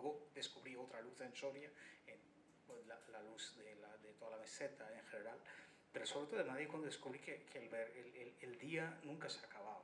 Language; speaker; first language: Spanish; non-native, fluent; Bangla